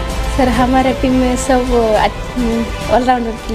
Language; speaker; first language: Hindi; non-native, local second language; Odia